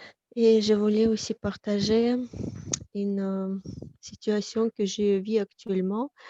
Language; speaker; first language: French; non-native, fluent; Russian